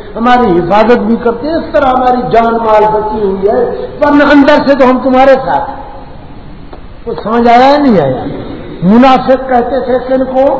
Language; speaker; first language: Urdu; non-native, local second language; Pashto